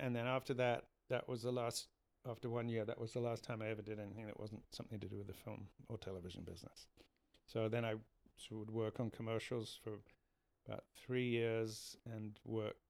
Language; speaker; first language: English; native; English